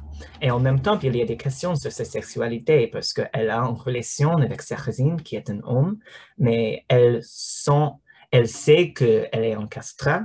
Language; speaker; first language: French; non-native, learner; English